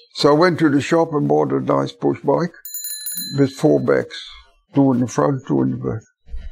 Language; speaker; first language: English; non-native, fluent; Dutch